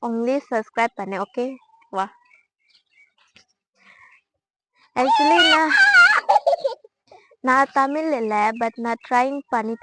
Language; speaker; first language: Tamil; non-native, learner; Bangla